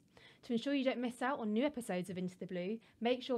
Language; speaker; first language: English; native; English